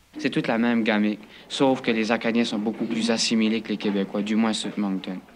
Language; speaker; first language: French; native; French